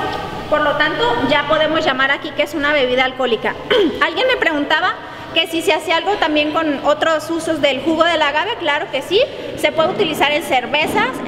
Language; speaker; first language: Spanish; native; Spanish